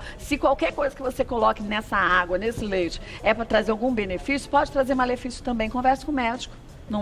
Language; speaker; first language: Portuguese; native; Portuguese